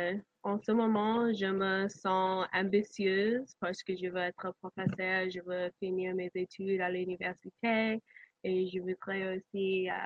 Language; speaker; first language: French; non-native, learner; English